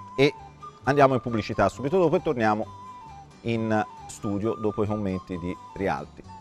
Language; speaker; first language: Italian; native; Italian